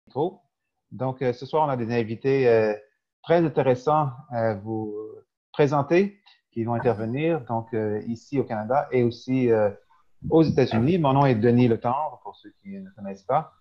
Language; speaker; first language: French; native; French